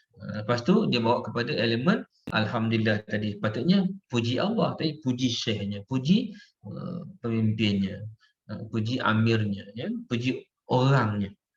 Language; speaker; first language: Malay; native; Malay